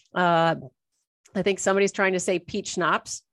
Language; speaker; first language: English; native; English